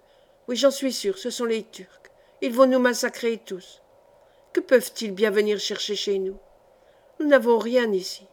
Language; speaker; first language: French; native; French